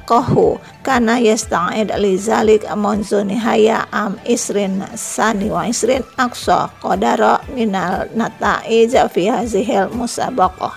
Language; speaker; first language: Arabic; non-native, fluent; Indonesian